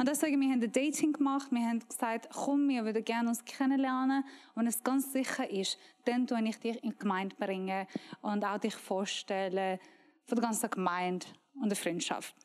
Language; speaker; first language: German; non-native, learner; Persian